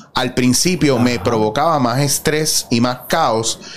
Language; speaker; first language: Spanish; native; Spanish